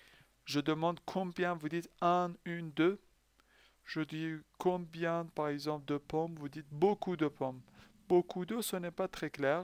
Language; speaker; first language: French; non-native, fluent; Persian